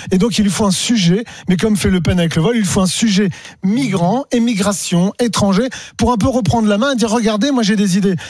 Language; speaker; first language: French; native; French